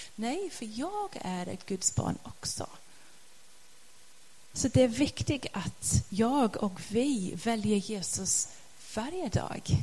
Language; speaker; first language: Swedish; non-native, fluent; English